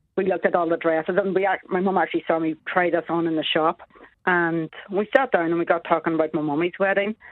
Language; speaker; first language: English; native; English